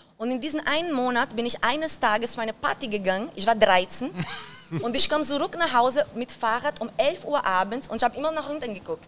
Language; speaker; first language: German; non-native, fluent; Portuguese